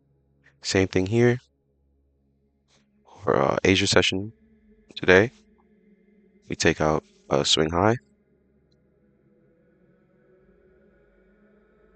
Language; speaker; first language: English; native; English